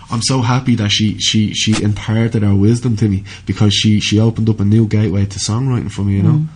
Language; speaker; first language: English; native; English